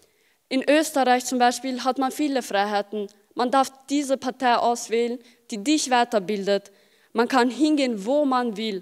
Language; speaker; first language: German; early bilingual, other home language; Albanian